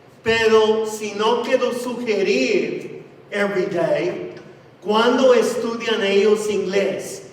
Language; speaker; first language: Spanish; non-native, fluent; English